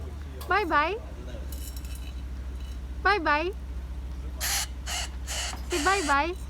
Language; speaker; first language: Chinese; non-native, learner; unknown